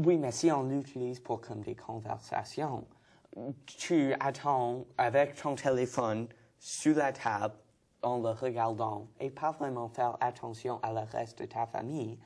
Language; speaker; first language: French; non-native, learner; English